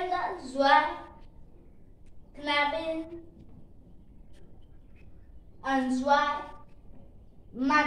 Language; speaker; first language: German; non-native, learner; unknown